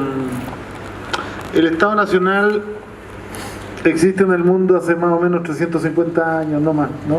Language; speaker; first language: Spanish; native; Spanish